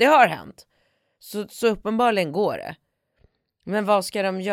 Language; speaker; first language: Swedish; native; Swedish